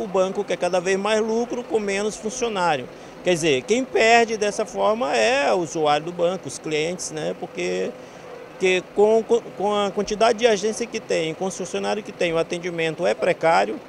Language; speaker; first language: Portuguese; native; Portuguese